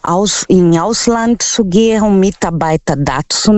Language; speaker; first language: German; non-native, fluent; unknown